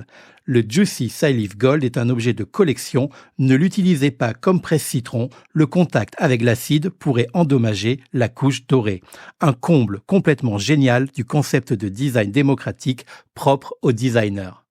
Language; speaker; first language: French; native; French